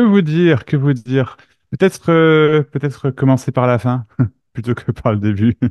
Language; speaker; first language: French; native; French